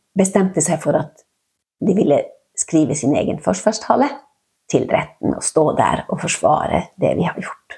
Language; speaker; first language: Norwegian; non-native, local second language; Northern Sami